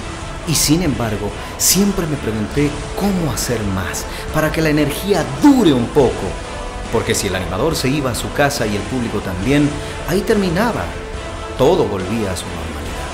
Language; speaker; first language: Spanish; native; Spanish